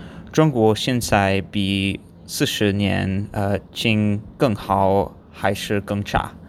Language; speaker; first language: Chinese; non-native, learner; English